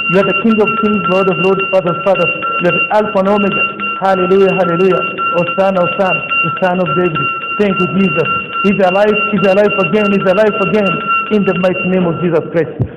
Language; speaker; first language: English; non-native, local second language; Swahili